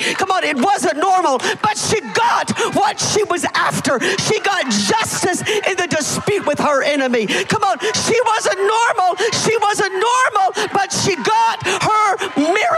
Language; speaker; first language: English; native; English